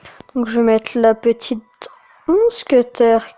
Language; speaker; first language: French; native; French